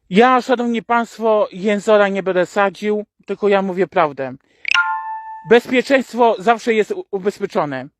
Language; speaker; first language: Polish; native; Polish